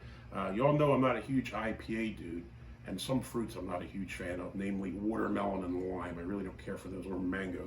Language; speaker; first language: English; native; English